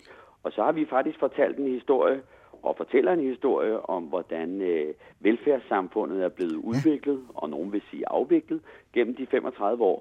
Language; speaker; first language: Danish; native; Danish